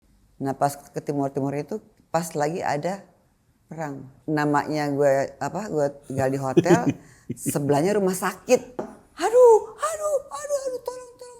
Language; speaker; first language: Indonesian; native; Indonesian